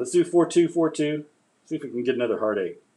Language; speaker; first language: English; native; English